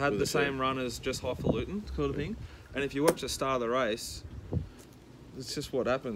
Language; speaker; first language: English; native; English